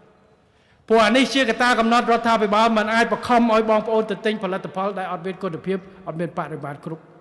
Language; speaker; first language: Khmer; native; Khmer